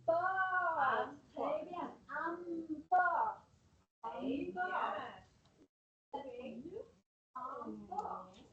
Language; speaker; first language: French; non-native, fluent; English